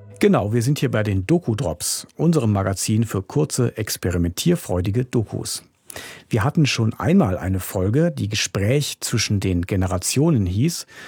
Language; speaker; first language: German; native; German